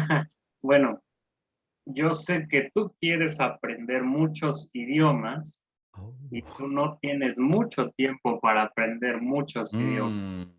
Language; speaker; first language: Spanish; non-native, fluent; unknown